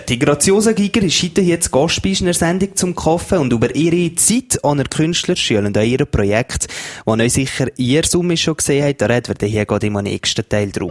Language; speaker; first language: German; native; German